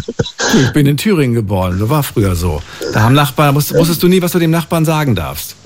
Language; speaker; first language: German; native; German